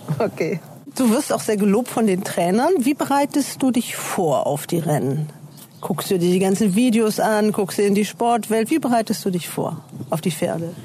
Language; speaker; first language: German; native; German